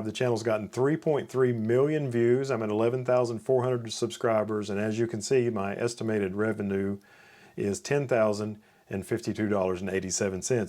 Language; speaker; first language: English; native; English